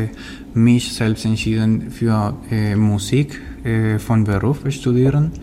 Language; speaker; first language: German; non-native, learner; Spanish